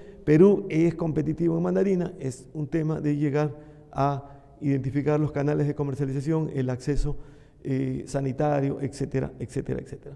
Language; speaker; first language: Spanish; native; Spanish